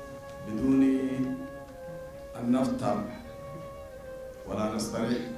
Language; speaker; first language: Arabic; non-native, fluent; Amharic